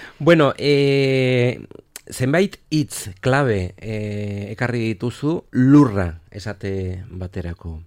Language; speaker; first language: Basque; native; Basque